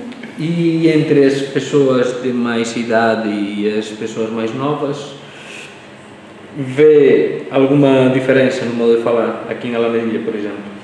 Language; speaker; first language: Portuguese; non-native, fluent; Spanish